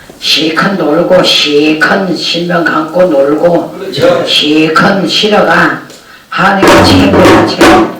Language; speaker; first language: Korean; native; Korean